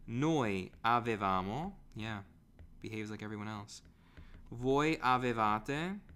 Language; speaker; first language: Italian; non-native, fluent; English